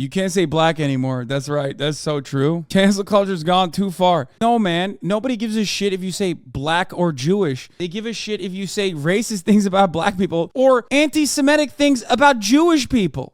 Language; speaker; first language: English; native; English